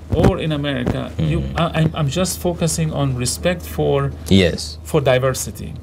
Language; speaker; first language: English; non-native, fluent; Arabic